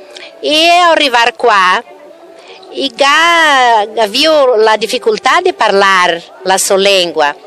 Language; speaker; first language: Italian; early bilingual, heritage; Italian